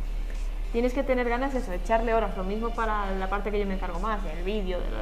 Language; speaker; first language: Spanish; native; Spanish